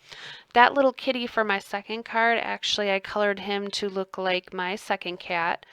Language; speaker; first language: English; native; English